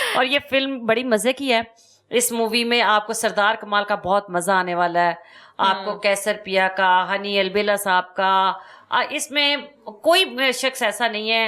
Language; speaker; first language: Urdu; non-native, local second language; Punjabi